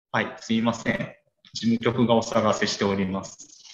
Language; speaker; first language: Japanese; native; Japanese